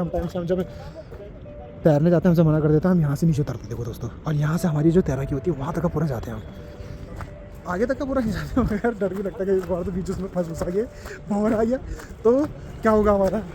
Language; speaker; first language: Hindi; native; Hindi